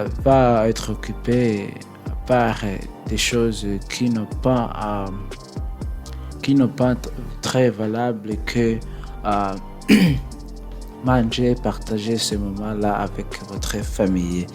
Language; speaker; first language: French; non-native, learner; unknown